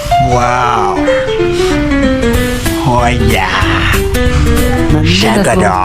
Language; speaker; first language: English; non-native, learner; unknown